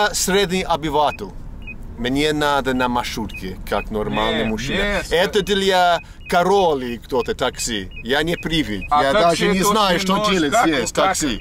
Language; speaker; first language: Russian; non-native, learner; English